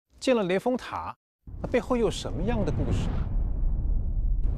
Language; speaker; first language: Chinese; native; Chinese